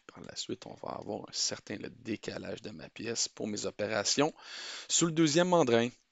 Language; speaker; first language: French; native; French